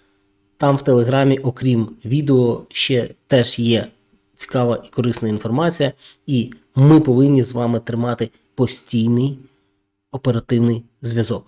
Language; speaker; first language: Russian; non-native, local second language; Ukrainian